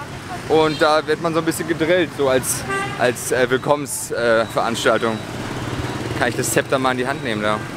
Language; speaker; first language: German; native; German